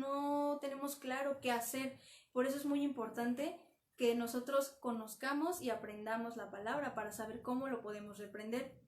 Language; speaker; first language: Spanish; native; Spanish